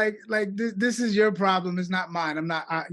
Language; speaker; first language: English; native; English